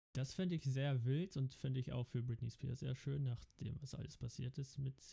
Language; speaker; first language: German; early bilingual, other home language; Dutch